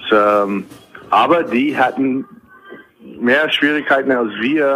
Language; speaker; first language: German; non-native, fluent; English